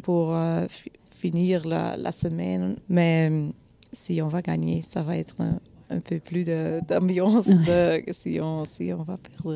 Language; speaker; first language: French; non-native, local second language; Dutch